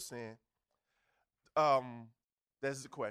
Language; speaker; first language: English; native; English